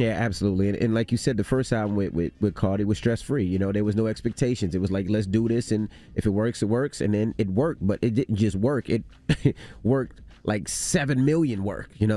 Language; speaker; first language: English; native; English